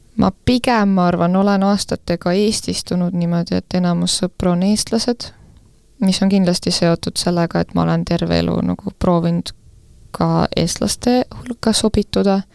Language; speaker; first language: Estonian; non-native, local second language; Russian